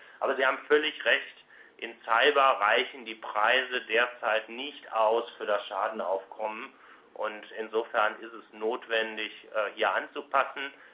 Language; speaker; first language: German; native; German